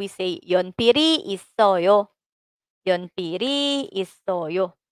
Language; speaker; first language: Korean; non-native, fluent; Filipino